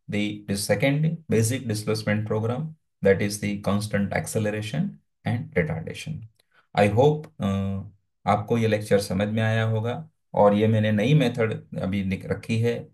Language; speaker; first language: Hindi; non-native, local second language; Gujarati